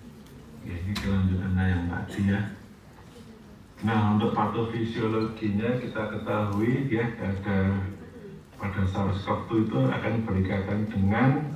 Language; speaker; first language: Indonesian; native; Indonesian